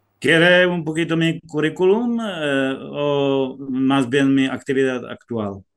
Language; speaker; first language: Spanish; non-native, fluent; Czech